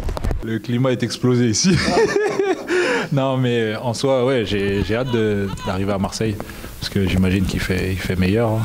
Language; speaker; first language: French; native; French